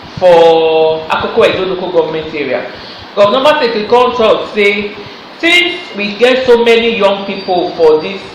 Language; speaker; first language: Nigerian Pidgin; non-native, local second language; Bini